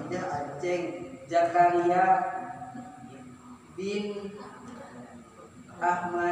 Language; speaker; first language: Arabic; non-native, learner; Indonesian